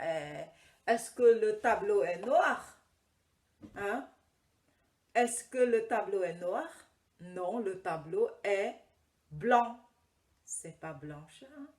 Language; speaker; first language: French; non-native, fluent; Khmer